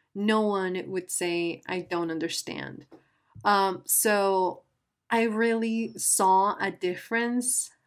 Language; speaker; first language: English; non-native, fluent; Spanish